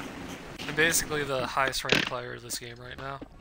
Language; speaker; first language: English; native; English